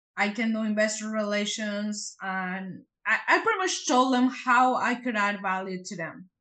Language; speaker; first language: English; non-native, fluent; Spanish